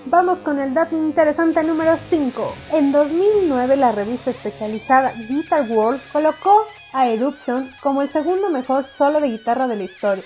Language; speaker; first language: Spanish; native; Spanish